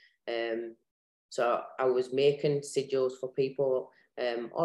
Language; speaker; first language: English; native; English